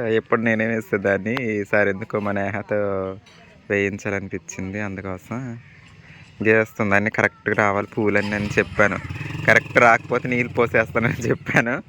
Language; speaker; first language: Telugu; native; Telugu